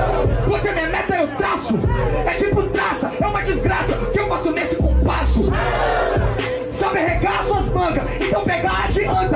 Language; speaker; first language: Portuguese; native; Portuguese